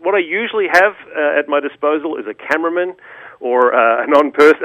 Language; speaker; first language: English; native; English